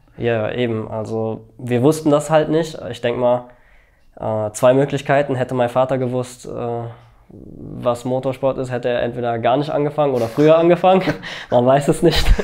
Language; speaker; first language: German; early bilingual, other home language; Albanian